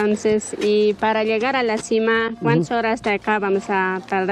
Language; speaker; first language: Spanish; native; Spanish